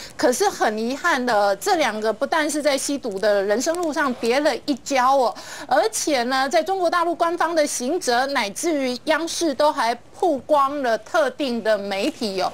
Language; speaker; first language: Chinese; native; Chinese